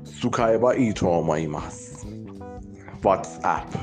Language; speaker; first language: Japanese; non-native, learner; Persian